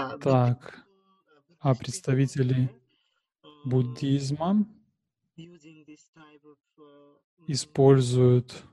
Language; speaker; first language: Russian; non-native, learner; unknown